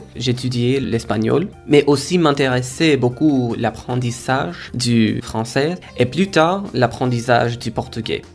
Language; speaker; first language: French; non-native, fluent; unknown